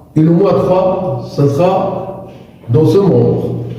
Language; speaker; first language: French; non-native, local second language; Arabic